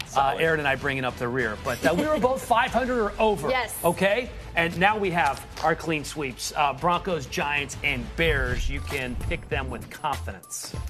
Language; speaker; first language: English; native; English